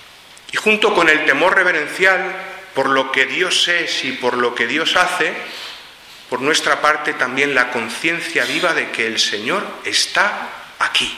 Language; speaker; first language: Spanish; native; Spanish